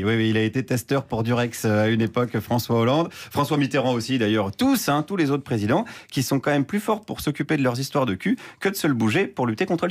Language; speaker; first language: French; native; French